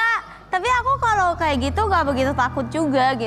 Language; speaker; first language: Indonesian; non-native, fluent; Japanese